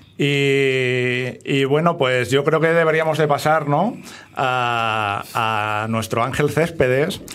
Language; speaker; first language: Spanish; native; Spanish